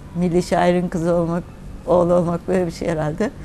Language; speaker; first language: Turkish; native; Turkish